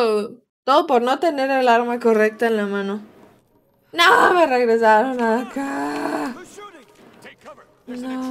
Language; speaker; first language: Spanish; native; Spanish